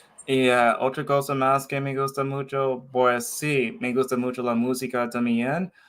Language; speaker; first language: Spanish; non-native, fluent; English